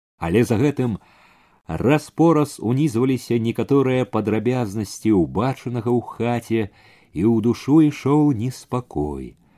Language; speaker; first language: Belarusian; native; Belarusian